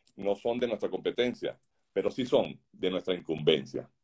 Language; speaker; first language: Spanish; native; Spanish